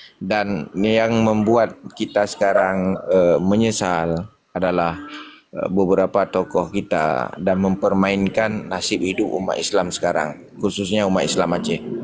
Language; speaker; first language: Malay; non-native, local second language; Achinese